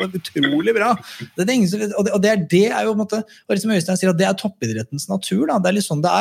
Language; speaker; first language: Norwegian; native; Norwegian